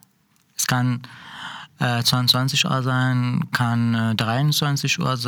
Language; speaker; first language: German; non-native, learner; Persian